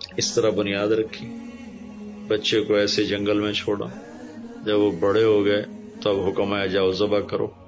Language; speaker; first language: Urdu; non-native, local second language; Punjabi